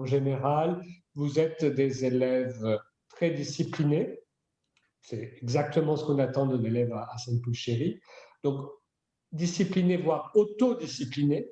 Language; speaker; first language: French; native; French